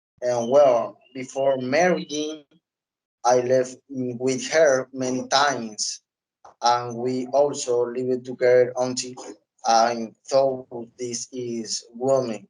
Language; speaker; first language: English; non-native, learner; Spanish